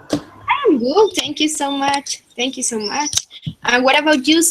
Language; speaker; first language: English; non-native, fluent; Spanish